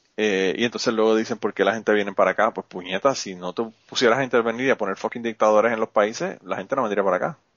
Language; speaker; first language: Spanish; native; Spanish